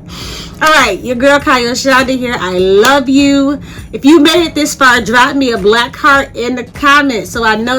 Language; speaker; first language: English; native; English